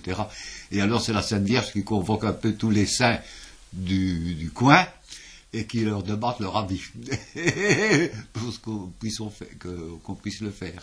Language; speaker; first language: French; native; French